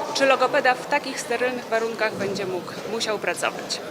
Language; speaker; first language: Polish; native; Polish